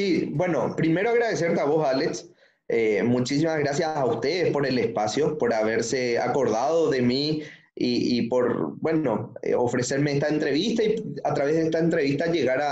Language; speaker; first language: Spanish; native; Spanish